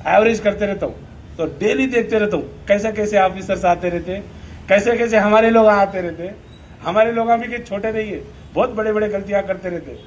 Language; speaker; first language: Hindi; non-native, local second language; Lambadi